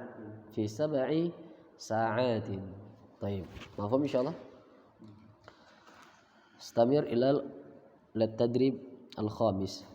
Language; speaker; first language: Arabic; non-native, fluent; Indonesian